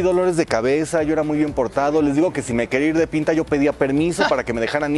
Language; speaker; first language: Spanish; native; Spanish